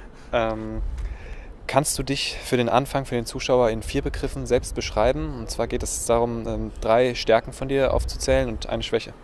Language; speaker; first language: German; native; German